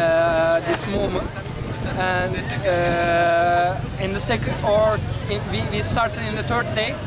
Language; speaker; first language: English; non-native, fluent; Turkish